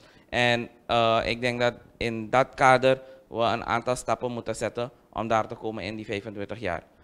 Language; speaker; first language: Dutch; native; Dutch